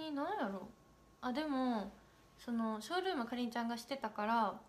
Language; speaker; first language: Japanese; native; Japanese